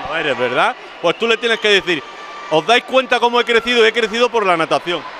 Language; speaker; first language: Spanish; native; Spanish